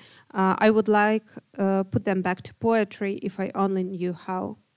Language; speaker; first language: French; non-native, fluent; Ukrainian